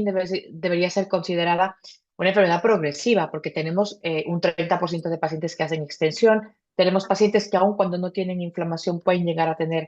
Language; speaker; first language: Spanish; native; Spanish